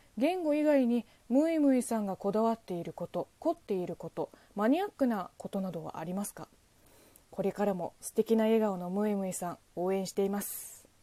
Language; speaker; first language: Japanese; non-native, fluent; Chinese